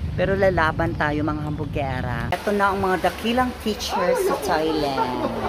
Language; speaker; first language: Filipino; native; Filipino